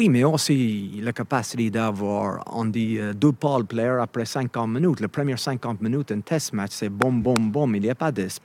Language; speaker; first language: French; non-native, fluent; English